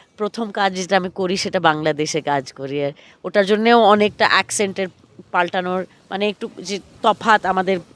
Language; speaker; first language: Bangla; early bilingual, heritage; Bangla